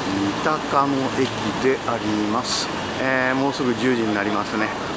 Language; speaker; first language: Japanese; native; Japanese